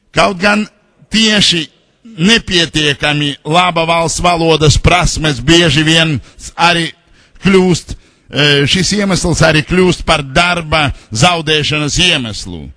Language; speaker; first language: Latvian; non-native, local second language; Russian